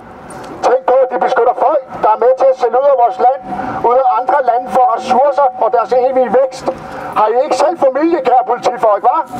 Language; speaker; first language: Danish; native; Danish